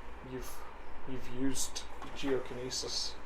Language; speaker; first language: English; native; English